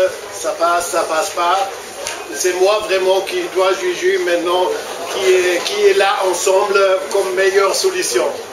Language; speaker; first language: French; non-native, fluent; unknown